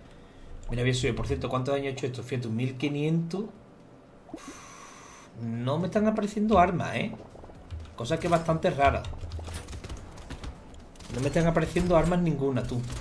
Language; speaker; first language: Spanish; native; Spanish